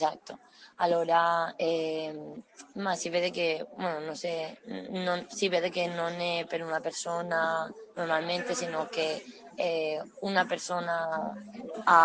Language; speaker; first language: Italian; non-native, learner; Spanish